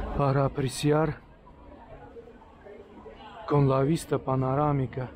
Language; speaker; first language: Spanish; non-native, learner; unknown